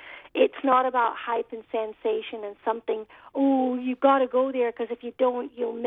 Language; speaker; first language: English; native; English